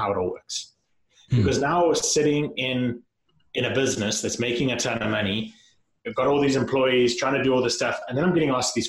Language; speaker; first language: English; native; English